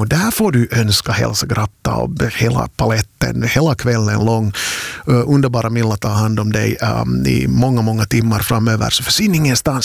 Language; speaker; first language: Swedish; native; Swedish